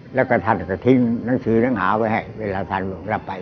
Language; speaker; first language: Thai; native; Thai